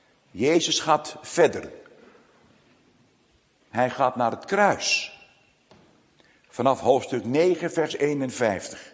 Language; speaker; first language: Dutch; native; Dutch